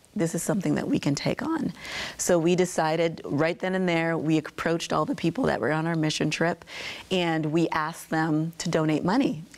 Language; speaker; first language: English; native; English